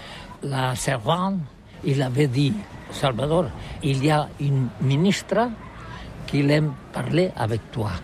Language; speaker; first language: French; non-native, learner; Catalan